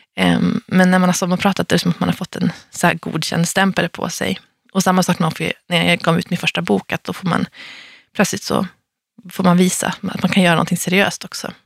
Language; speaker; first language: Swedish; native; Swedish